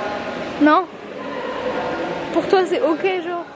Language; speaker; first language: French; native; French